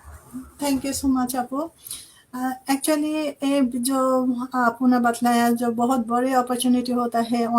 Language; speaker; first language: Hindi; non-native, fluent; Bangla